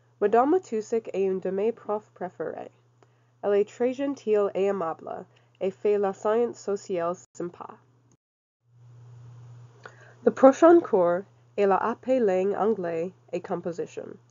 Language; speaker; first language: French; non-native, learner; English